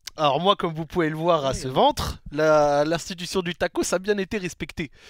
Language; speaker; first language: French; native; French